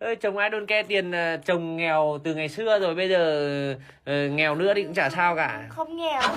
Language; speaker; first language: Vietnamese; native; Vietnamese